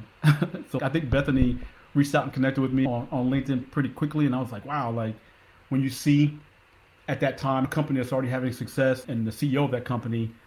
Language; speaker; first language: English; native; English